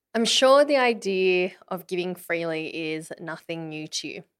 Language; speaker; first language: English; early bilingual, other home language; Vietnamese